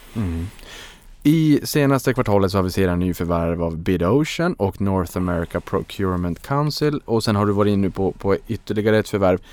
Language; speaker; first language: Swedish; native; Swedish